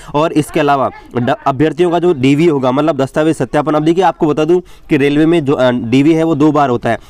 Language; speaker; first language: Hindi; native; Hindi